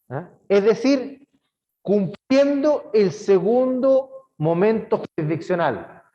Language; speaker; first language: Spanish; native; Spanish